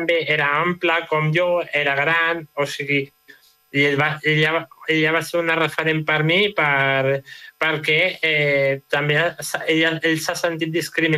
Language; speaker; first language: Catalan; native; Catalan